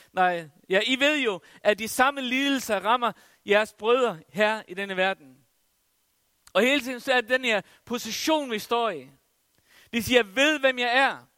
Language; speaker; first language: Danish; non-native, local second language; Faroese